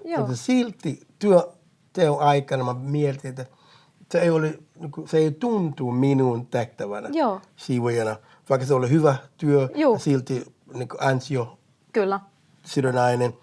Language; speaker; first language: Finnish; non-native, fluent; English